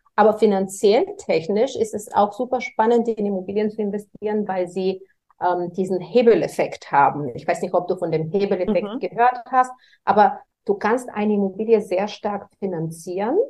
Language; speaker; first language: German; non-native, fluent; Bulgarian